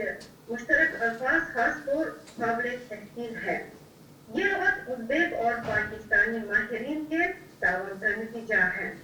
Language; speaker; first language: Hindi; non-native, fluent; Uzbek